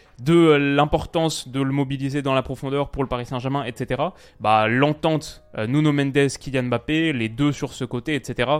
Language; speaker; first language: French; native; French